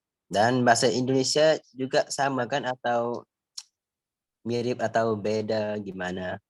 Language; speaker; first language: Indonesian; non-native, learner; Thai